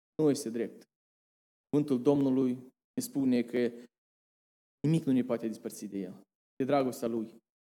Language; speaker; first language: Romanian; early bilingual, heritage; Romanian